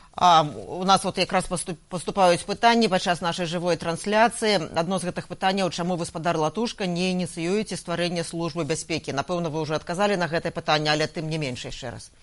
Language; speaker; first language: Belarusian; non-native, local second language; Russian